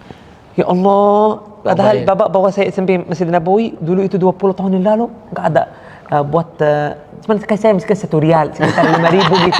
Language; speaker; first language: Indonesian; non-native, learner; Arabic